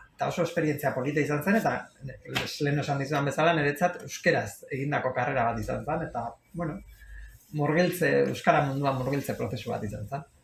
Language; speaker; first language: Basque; non-native, local second language; Spanish